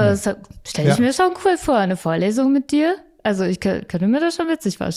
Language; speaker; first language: German; native; German